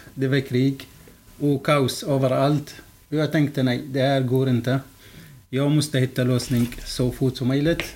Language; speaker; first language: Swedish; non-native, fluent; Arabic